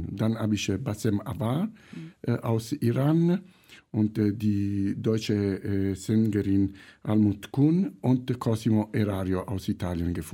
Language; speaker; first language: German; non-native, fluent; Italian